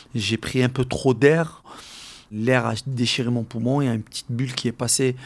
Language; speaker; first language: French; non-native, local second language; Arabic